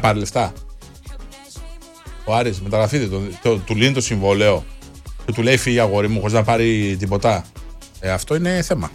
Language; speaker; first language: Greek; native; Greek